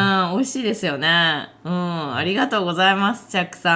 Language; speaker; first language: Japanese; native; Japanese